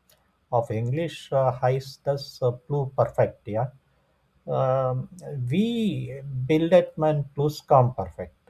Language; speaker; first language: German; non-native, fluent; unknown